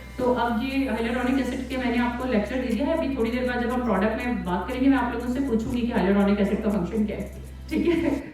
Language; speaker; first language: Urdu; native; Urdu